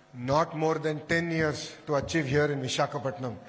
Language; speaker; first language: English; non-native, local second language; Telugu